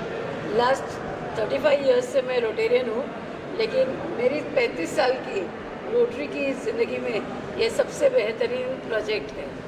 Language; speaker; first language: Hindi; native; Hindi